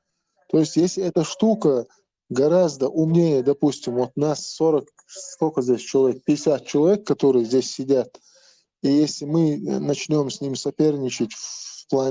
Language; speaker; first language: Russian; non-native, local second language; Chechen